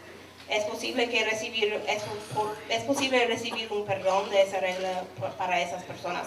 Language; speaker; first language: Spanish; non-native, fluent; English